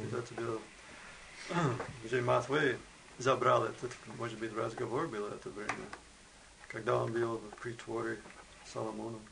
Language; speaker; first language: Russian; non-native, fluent; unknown